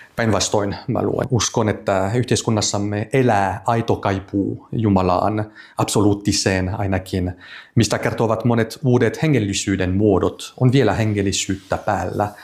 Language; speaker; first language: Finnish; non-native, fluent; French